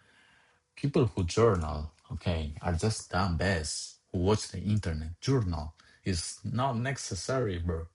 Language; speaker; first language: English; non-native, fluent; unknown